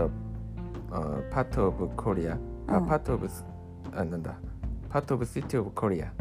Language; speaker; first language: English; non-native, learner; Korean